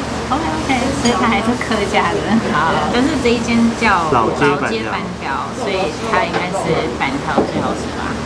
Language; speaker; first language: Chinese; non-native, fluent; English